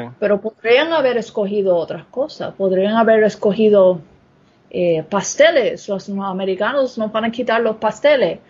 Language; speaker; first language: Spanish; non-native, fluent; English